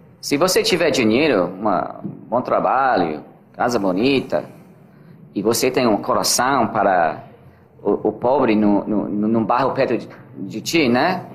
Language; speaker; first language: Portuguese; non-native, learner; English